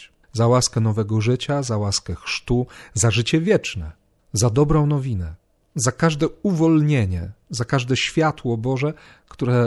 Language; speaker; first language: Polish; native; Polish